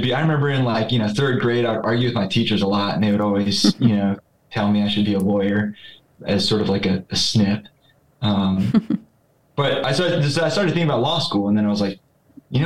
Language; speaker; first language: English; native; English